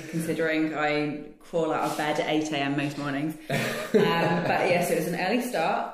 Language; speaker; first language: English; native; English